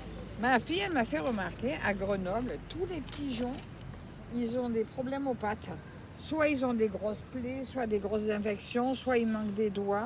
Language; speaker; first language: French; native; French